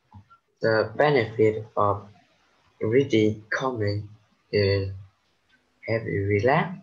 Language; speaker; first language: English; non-native, learner; Vietnamese